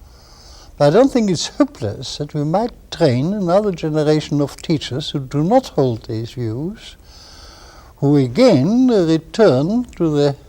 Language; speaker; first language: English; non-native, fluent; German